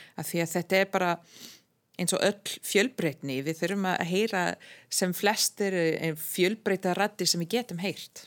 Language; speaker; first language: Icelandic; non-native, fluent; English